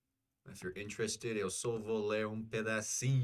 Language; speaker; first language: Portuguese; non-native, fluent; English